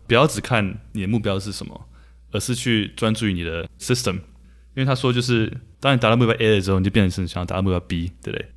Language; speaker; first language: Chinese; native; Chinese